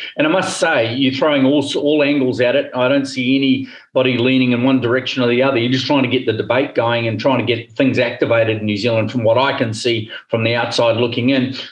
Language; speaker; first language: English; native; English